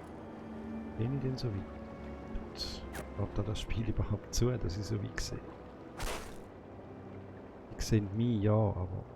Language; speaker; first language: German; native; German